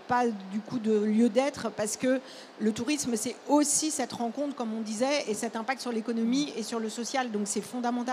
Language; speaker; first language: French; native; French